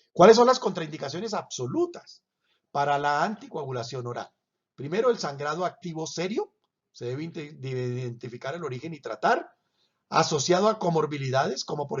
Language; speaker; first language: Spanish; native; Spanish